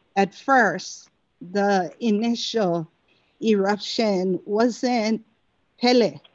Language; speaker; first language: English; native; English